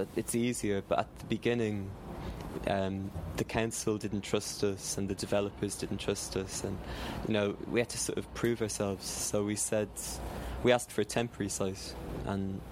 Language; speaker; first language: English; native; English